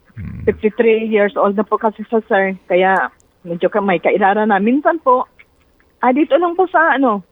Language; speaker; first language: Filipino; non-native, local second language; Cebuano